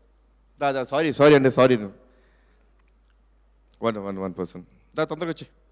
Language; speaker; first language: Telugu; native; Telugu